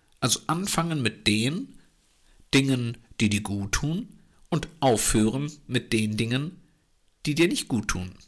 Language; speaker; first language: German; native; German